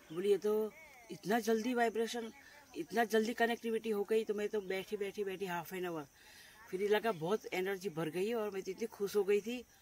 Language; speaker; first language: Hindi; non-native, local second language; Gujarati